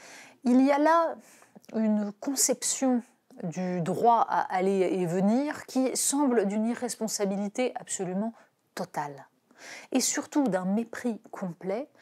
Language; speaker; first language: French; native; French